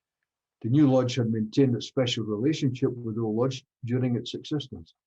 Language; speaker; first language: English; native; English